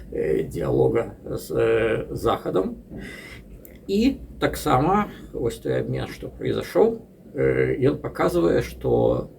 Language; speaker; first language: Belarusian; non-native, local second language; Russian